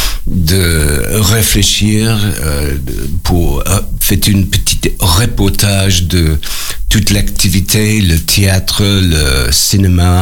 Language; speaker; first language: French; non-native, learner; English